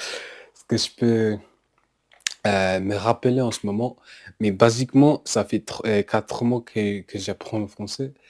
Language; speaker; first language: French; non-native, learner; English